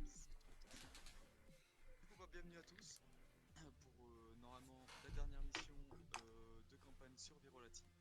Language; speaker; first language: French; native; French